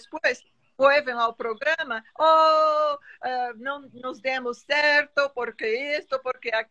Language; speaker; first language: Spanish; non-native, fluent; Portuguese